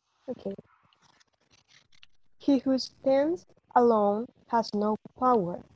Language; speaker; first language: English; non-native, learner; Spanish